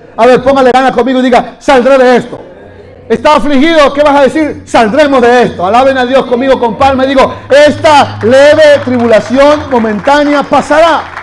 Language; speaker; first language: Spanish; native; Spanish